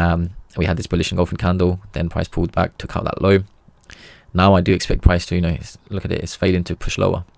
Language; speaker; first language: English; native; English